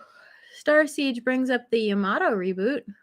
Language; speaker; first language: English; native; English